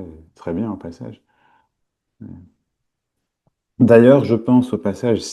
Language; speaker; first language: French; native; French